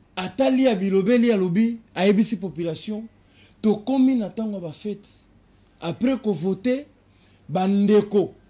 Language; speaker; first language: Lingala; non-native, local second language; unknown